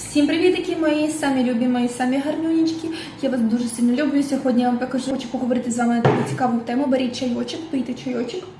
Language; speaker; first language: Ukrainian; non-native, local second language; Russian